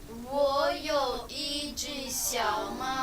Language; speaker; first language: Chinese; non-native, learner; Kyrgyz